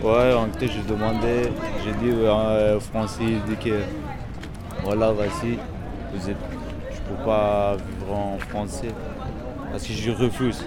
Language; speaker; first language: French; non-native, learner; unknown